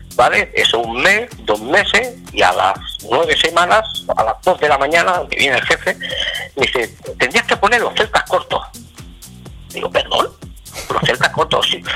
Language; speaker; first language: Spanish; native; Spanish